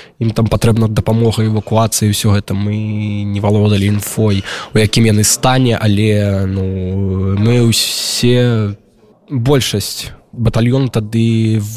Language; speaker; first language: Belarusian; native; Belarusian